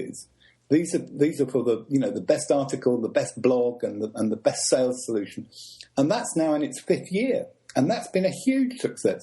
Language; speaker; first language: English; native; English